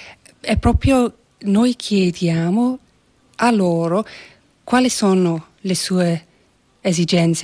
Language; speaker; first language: Italian; non-native, fluent; English